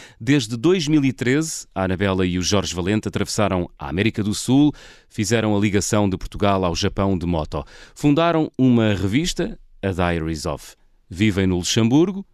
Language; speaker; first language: Portuguese; native; Portuguese